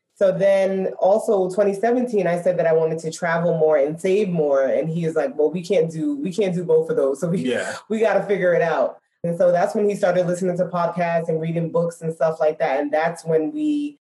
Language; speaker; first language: English; native; English